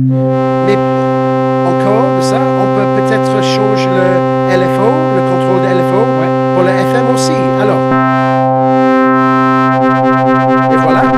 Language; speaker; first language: French; non-native, learner; English